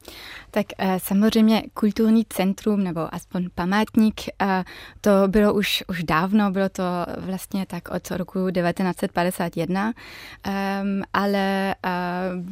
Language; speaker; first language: Czech; early bilingual, heritage; German